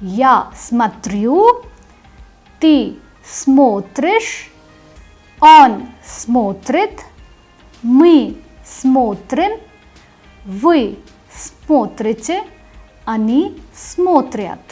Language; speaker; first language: Russian; non-native, fluent; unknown